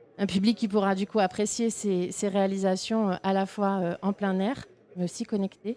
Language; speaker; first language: French; native; French